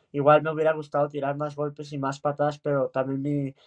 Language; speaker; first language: Spanish; early bilingual, heritage; Spanish